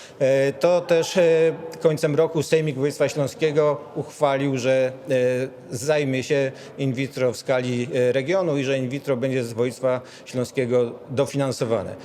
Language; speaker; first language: Polish; native; Polish